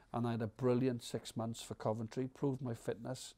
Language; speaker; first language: English; native; English